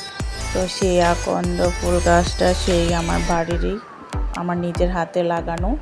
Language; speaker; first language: Bangla; native; Bangla